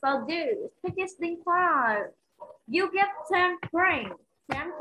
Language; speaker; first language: English; non-native, learner; Vietnamese